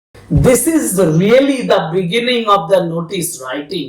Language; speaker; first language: English; non-native, local second language; Bangla